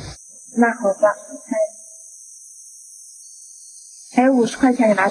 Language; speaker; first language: Chinese; native; Chinese